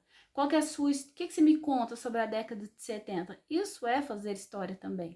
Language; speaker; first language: Portuguese; native; Portuguese